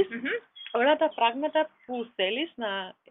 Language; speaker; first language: Greek; non-native, learner; German